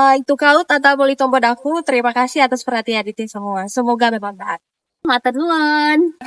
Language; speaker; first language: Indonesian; non-native, local second language; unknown